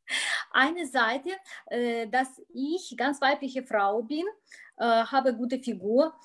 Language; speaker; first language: German; non-native, learner; Russian